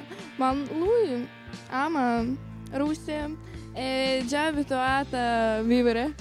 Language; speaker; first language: Italian; non-native, learner; Russian